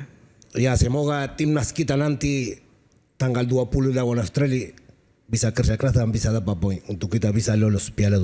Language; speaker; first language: Indonesian; non-native, fluent; Spanish